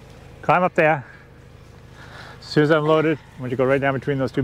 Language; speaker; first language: English; native; English